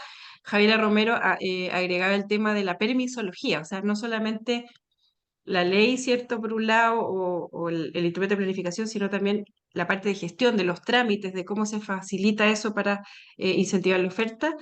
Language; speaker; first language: Spanish; native; Spanish